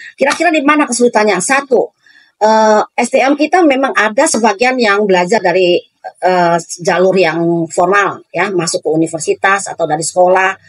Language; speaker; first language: Indonesian; native; Indonesian